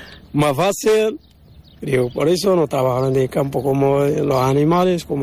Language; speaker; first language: Spanish; non-native, learner; Arabic